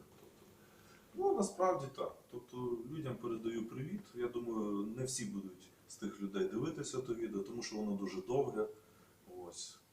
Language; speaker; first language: Ukrainian; native; Ukrainian